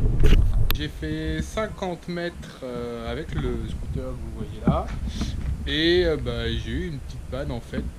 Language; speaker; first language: French; native; French